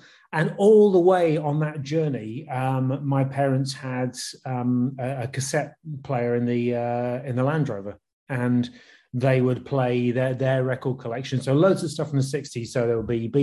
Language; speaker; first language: English; native; English